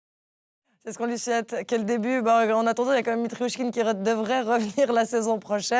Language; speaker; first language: French; native; French